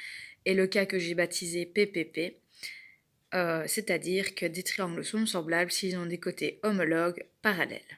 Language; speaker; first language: French; native; French